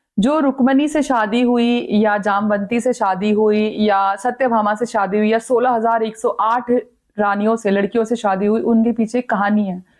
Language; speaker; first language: Hindi; native; Hindi